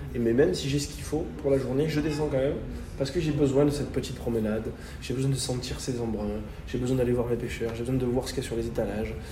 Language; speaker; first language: French; native; French